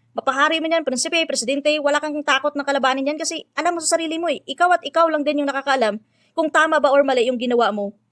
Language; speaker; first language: Filipino; non-native, local second language; Hiligaynon